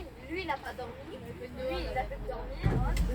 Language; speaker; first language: French; native; French